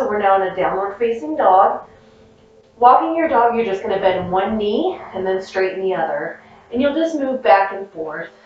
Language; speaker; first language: English; native; English